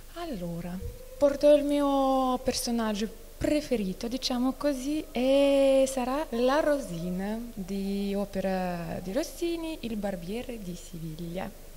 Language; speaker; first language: Italian; non-native, fluent; Norwegian